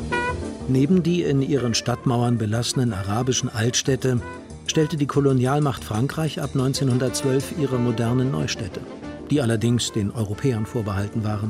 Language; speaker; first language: German; native; German